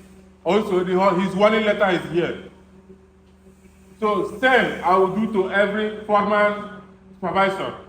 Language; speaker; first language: English; non-native, fluent; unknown